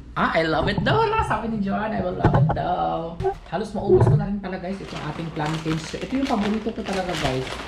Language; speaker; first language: Filipino; native; Filipino